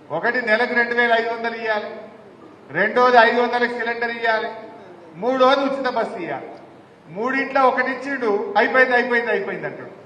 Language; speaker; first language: Telugu; native; Telugu